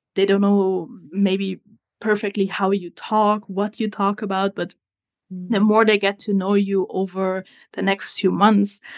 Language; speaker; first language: English; non-native, fluent; Italian